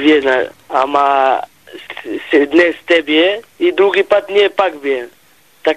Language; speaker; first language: Bulgarian; non-native, learner; Hebrew